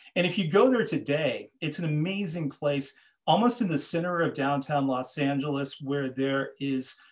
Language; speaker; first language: English; native; English